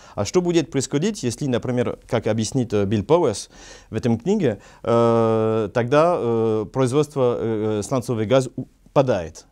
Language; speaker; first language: Russian; non-native, learner; French